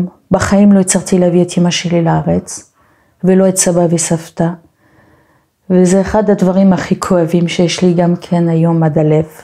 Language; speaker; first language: Hebrew; non-native, fluent; French